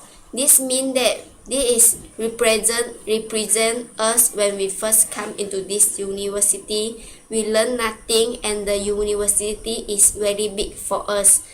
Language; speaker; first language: English; non-native, local second language; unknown